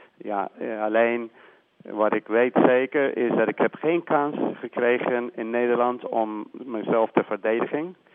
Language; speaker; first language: Dutch; non-native, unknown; Spanish